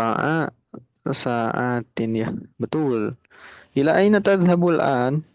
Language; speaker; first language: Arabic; non-native, fluent; Indonesian